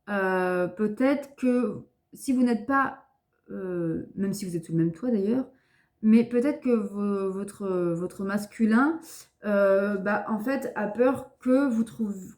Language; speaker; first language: French; native; French